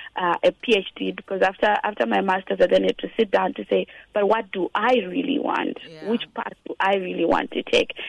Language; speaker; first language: English; non-native, local second language; Shona